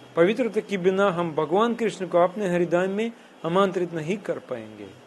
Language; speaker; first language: Hindi; non-native, fluent; Russian